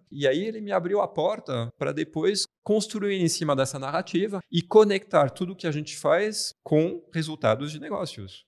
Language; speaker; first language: Portuguese; non-native, fluent; French